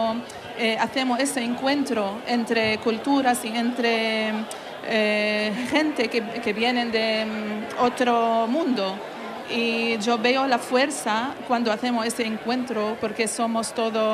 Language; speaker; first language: Spanish; non-native, learner; Arabic